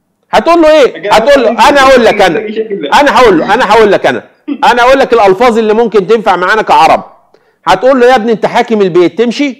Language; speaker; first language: Arabic; native; Arabic